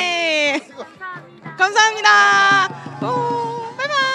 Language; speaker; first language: Korean; native; Korean